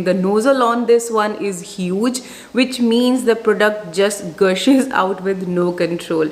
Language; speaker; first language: English; non-native, local second language; Hindi